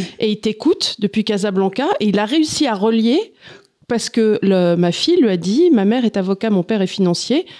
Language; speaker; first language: French; native; French